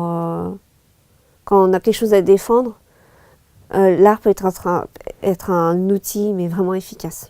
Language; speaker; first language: French; early bilingual, other home language; Chinese